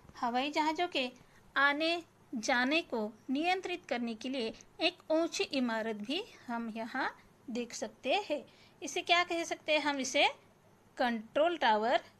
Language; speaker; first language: Hindi; non-native, local second language; Marathi